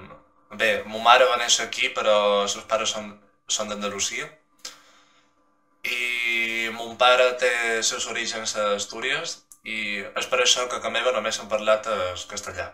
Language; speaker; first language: Catalan; non-native, local second language; Spanish